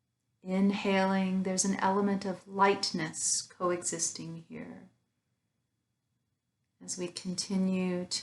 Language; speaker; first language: English; native; English